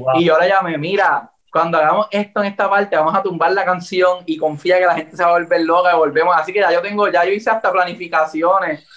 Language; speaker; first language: Spanish; native; Spanish